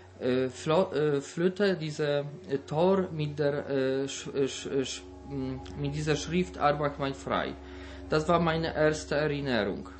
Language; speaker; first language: German; non-native, learner; Polish